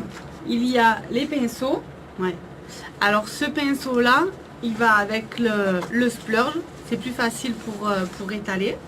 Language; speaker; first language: French; native; French